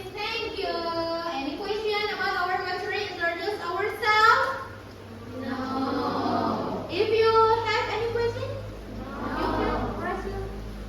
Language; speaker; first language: English; non-native, learner; Indonesian